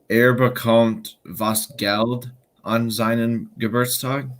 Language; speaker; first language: German; non-native, learner; English